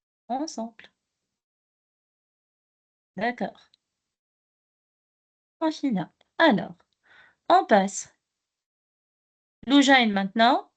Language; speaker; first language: French; non-native, local second language; Arabic